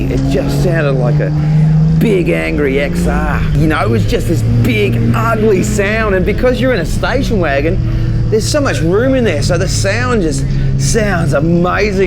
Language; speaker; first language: English; native; English